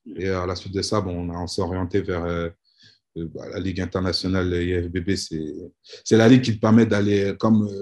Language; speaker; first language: French; native; French